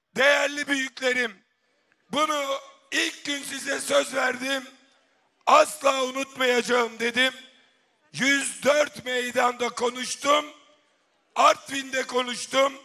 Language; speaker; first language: Turkish; native; Turkish